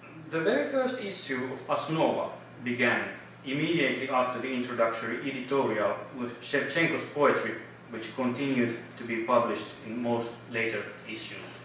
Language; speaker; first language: English; non-native, fluent; Finnish